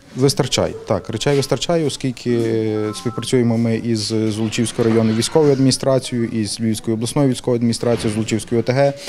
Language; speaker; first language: Ukrainian; native; Ukrainian